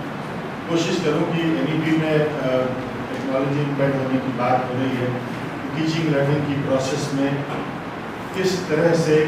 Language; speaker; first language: Hindi; native; Hindi